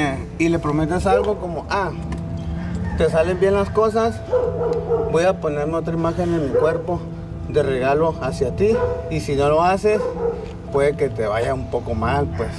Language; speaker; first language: Spanish; native; Spanish